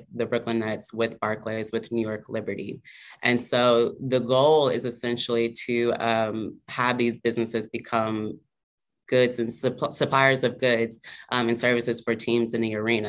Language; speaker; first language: English; native; English